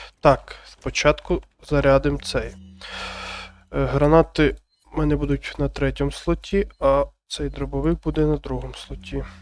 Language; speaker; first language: Ukrainian; non-native, local second language; Russian